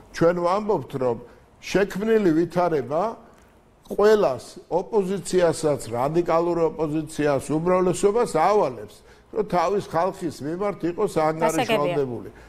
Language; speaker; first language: Georgian; native; Georgian